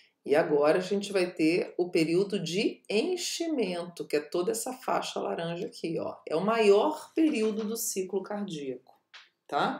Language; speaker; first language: Portuguese; native; Portuguese